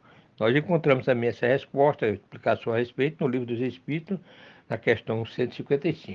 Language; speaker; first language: Portuguese; native; Portuguese